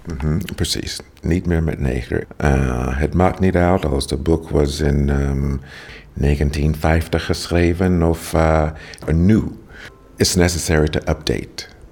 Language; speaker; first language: Dutch; non-native, learner; English